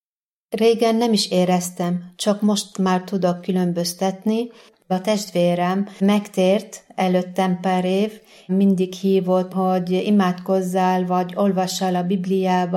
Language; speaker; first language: Hungarian; non-native, learner; Arabic